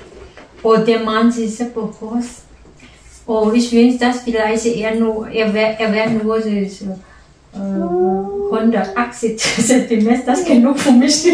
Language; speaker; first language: German; non-native, learner; Vietnamese